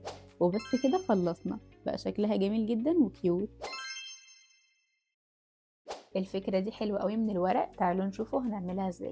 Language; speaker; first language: Arabic; native; Arabic